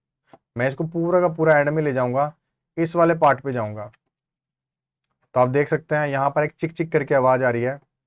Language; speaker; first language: Hindi; native; Hindi